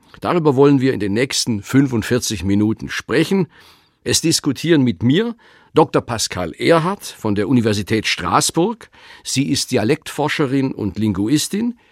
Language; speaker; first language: German; native; German